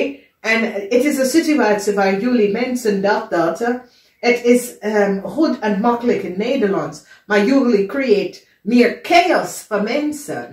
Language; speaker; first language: Dutch; non-native, fluent; English